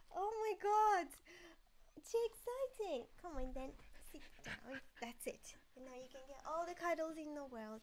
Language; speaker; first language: English; non-native, fluent; Romanian